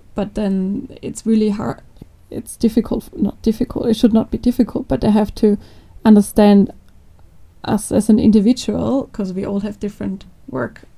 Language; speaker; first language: English; non-native, fluent; German